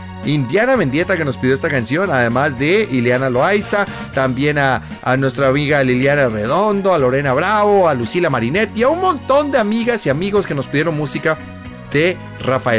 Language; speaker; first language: Spanish; native; Spanish